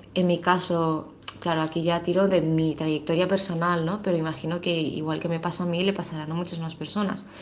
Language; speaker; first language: Spanish; early bilingual, other home language; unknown